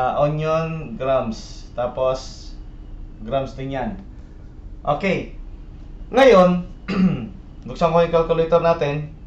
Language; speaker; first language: Filipino; non-native, local second language; Cebuano